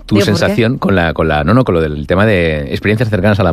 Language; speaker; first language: Spanish; native; Spanish